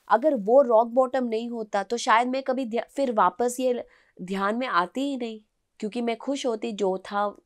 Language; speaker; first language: Hindi; non-native, local second language; Telugu